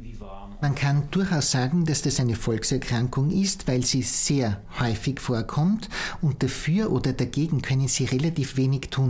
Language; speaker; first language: German; native; German